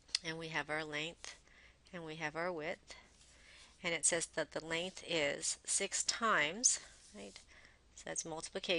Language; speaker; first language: English; native; English